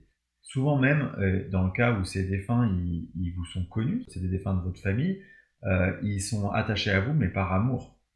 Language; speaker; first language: French; native; French